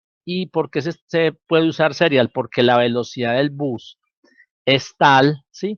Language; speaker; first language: Spanish; native; Spanish